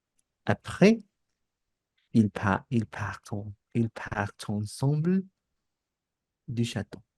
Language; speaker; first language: French; non-native, learner; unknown